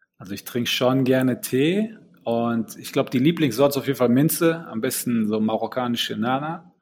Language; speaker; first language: German; early bilingual, other home language; Bosnian